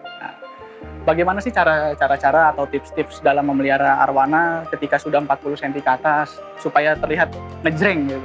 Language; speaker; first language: Indonesian; native; Indonesian